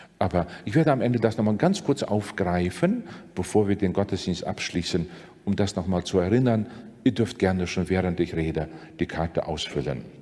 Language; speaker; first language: German; non-native, fluent; Latvian